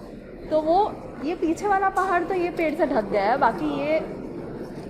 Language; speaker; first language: Hindi; native; Hindi